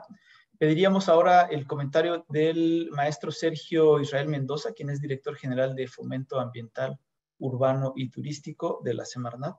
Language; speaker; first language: Spanish; native; Spanish